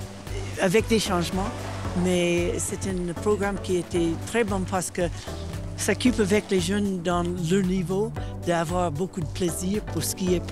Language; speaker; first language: French; non-native, fluent; English